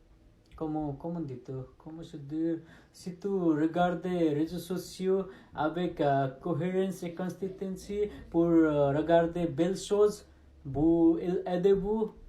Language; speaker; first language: French; non-native, learner; Nepali